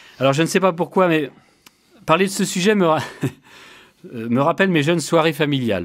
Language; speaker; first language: French; native; French